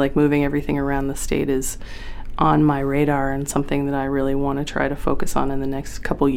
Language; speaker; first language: English; native; English